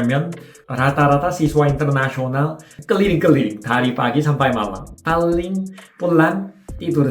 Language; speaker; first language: Indonesian; non-native, fluent; Korean